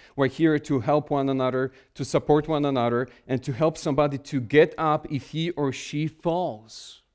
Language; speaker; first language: English; non-native, fluent; Polish